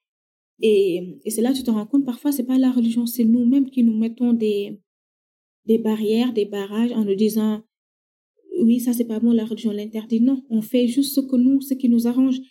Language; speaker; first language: French; non-native, local second language; Wolof